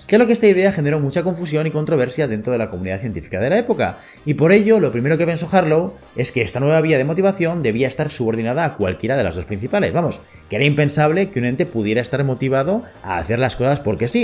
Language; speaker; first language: Spanish; native; Spanish